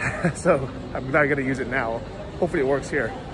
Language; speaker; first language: English; native; English